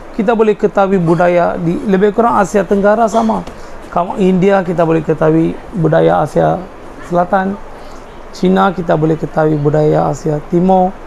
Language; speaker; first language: Malay; non-native, local second language; Tamil